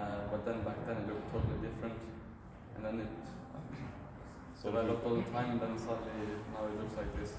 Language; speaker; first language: English; non-native, fluent; Swedish